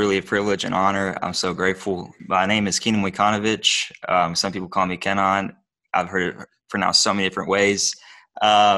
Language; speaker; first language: English; early bilingual, other home language; Bosnian